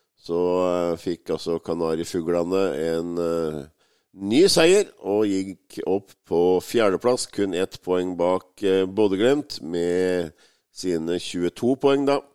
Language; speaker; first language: Norwegian; native; Norwegian